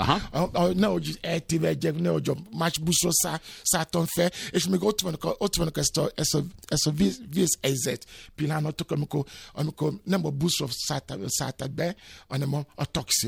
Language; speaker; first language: Hungarian; non-native, fluent; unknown